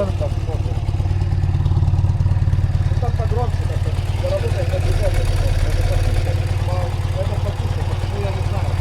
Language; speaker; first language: Russian; non-native, learner; Lithuanian